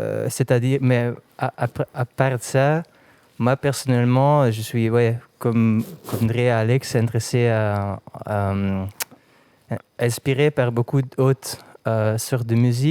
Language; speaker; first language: French; non-native, local second language; Dutch